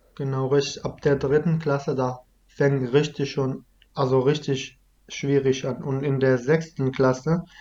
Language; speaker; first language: German; non-native, fluent; Kurdish